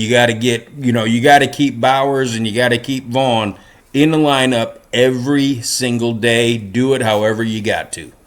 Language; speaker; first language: English; native; English